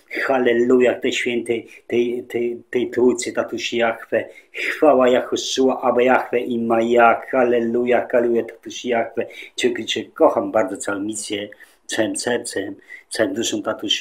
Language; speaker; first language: Polish; native; Polish